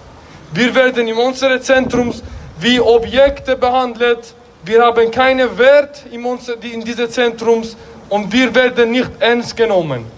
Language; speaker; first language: German; non-native, fluent; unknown